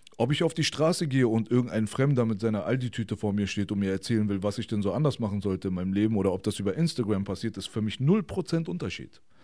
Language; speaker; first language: German; early bilingual, other home language; Persian